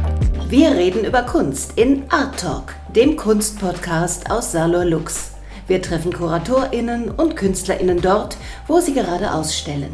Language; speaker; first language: German; native; German